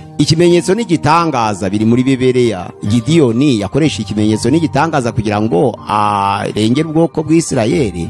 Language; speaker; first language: Kinyarwanda; native; Kinyarwanda